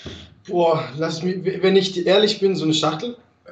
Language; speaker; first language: German; native; German